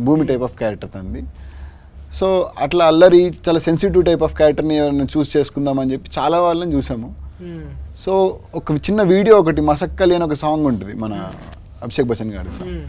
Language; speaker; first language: Telugu; native; Telugu